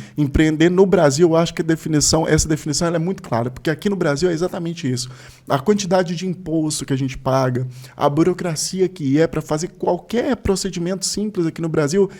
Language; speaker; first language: Portuguese; native; Portuguese